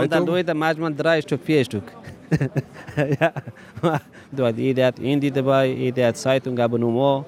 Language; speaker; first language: German; non-native, learner; Persian